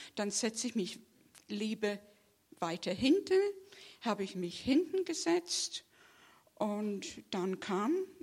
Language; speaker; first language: German; non-native, fluent; English